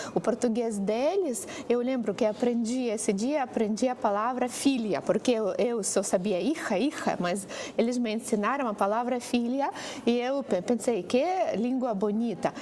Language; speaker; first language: Portuguese; non-native, fluent; Russian